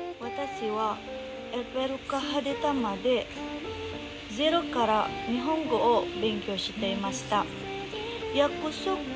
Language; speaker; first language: Japanese; non-native, learner; Indonesian